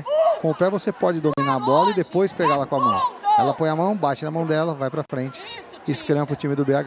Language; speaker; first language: Portuguese; native; Portuguese